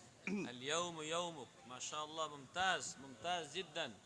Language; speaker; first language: Arabic; non-native, learner; Urdu